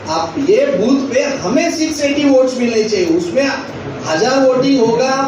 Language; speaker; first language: Hindi; non-native, local second language; Marathi